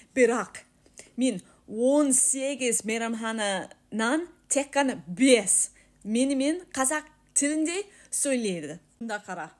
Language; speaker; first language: Kazakh; non-native, learner; English